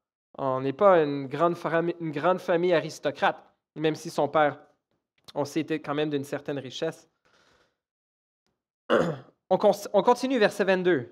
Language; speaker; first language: French; native; French